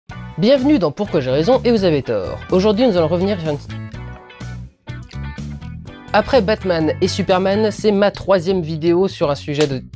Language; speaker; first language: French; native; French